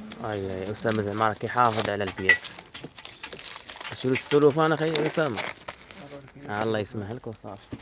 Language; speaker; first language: Arabic; native; Arabic